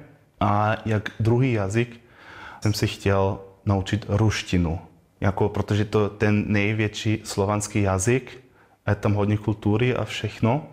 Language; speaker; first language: Czech; non-native, learner; German